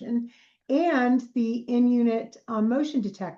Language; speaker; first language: English; native; English